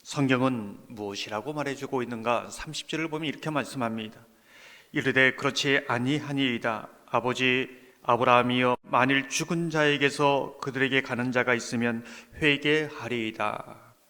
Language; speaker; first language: Korean; native; Korean